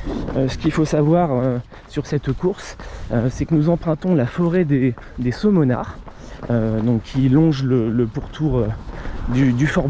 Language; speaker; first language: French; native; French